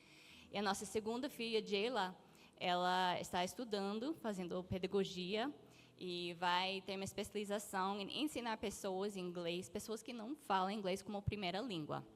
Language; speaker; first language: Portuguese; non-native, fluent; English